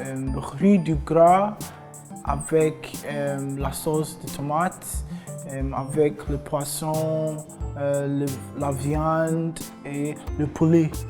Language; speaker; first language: French; non-native, learner; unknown